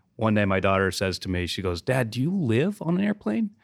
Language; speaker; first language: English; native; English